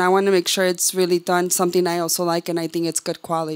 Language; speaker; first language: English; early bilingual, other home language; Spanish